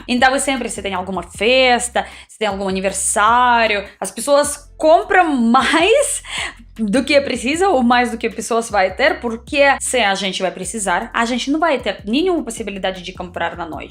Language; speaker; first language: Portuguese; non-native, fluent; Russian